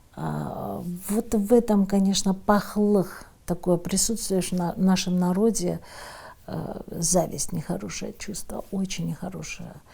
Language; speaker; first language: Russian; non-native, local second language; Crimean Tatar